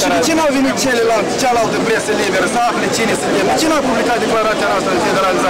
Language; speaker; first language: Romanian; native; Romanian